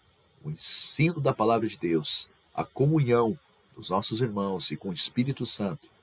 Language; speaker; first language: Portuguese; native; Portuguese